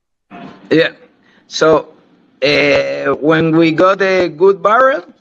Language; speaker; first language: English; non-native, learner; Spanish